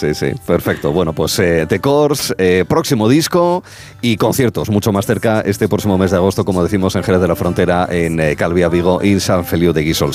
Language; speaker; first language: Spanish; native; Spanish